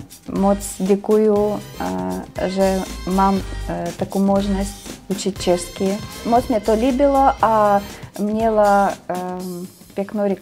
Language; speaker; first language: Czech; non-native, learner; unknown